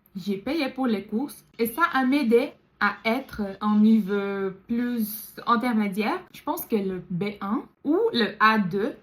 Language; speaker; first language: French; non-native, learner; Portuguese